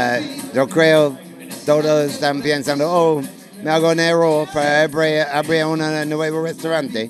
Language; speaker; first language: Spanish; non-native, learner; English